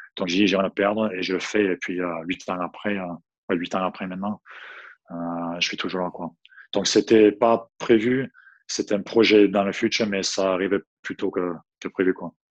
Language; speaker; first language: French; non-native, fluent; English